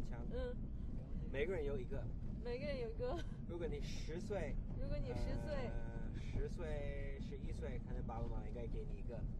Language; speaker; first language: Chinese; non-native, learner; English